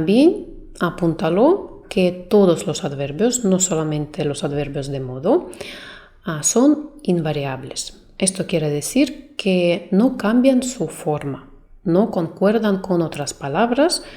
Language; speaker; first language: Spanish; non-native, fluent; Russian